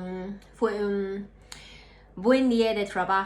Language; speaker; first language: Spanish; non-native, learner; Cantonese